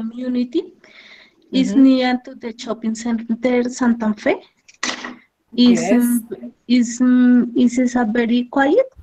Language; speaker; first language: English; non-native, learner; Spanish